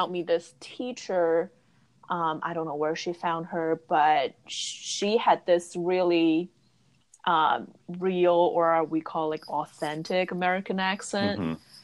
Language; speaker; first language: English; non-native, fluent; Chinese